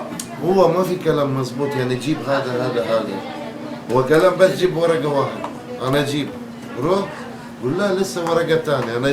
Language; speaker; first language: Arabic; non-native, learner; Turkish